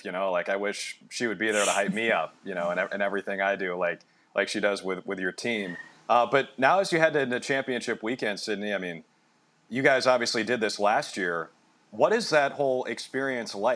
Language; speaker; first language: English; native; English